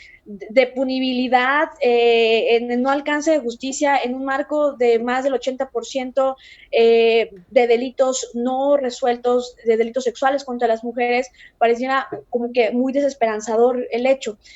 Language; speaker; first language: Spanish; native; Spanish